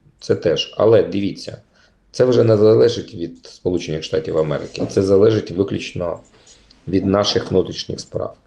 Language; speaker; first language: Ukrainian; native; Ukrainian